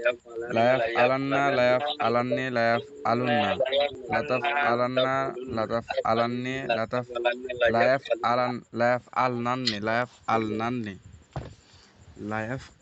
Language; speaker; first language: Arabic; non-native, learner; Bangla